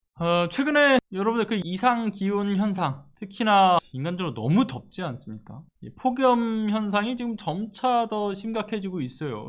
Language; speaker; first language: Korean; native; Korean